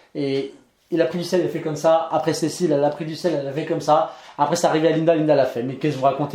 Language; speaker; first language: French; native; French